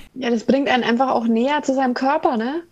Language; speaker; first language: German; native; German